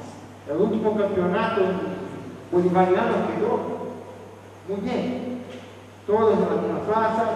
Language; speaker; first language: Spanish; non-native, fluent; Portuguese